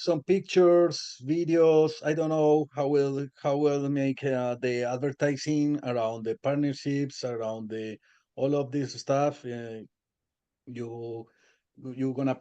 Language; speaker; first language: English; non-native, learner; Spanish